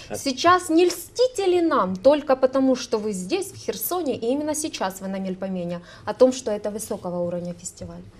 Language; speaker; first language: Russian; non-native, local second language; Ukrainian